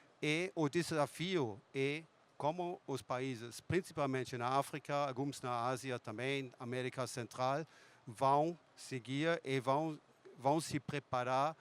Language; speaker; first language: Portuguese; non-native, fluent; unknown